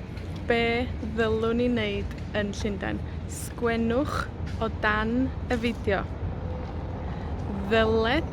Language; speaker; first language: Welsh; non-native, fluent; Spanish